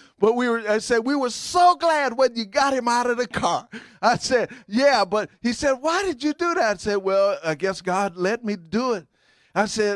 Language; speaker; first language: English; native; English